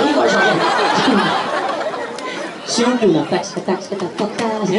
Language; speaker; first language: French; non-native, fluent; Portuguese